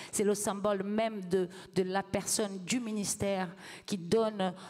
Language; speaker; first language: French; non-native, fluent; Portuguese